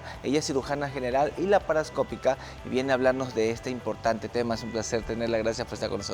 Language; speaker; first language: Spanish; native; Spanish